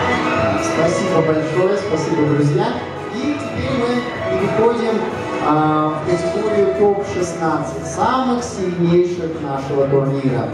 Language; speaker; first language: Russian; native; Russian